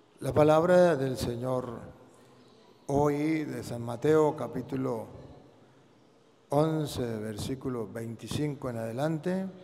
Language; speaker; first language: Spanish; native; Spanish